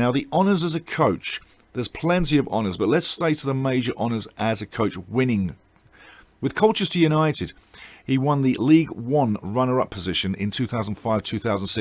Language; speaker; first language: English; native; English